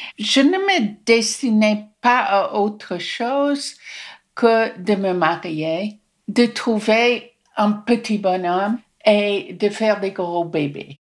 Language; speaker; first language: French; non-native, fluent; English